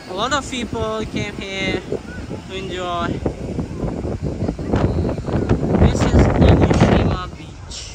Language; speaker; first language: English; non-native, local second language; Urdu